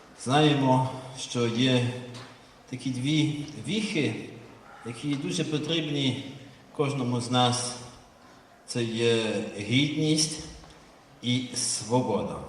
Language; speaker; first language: Ukrainian; native; Ukrainian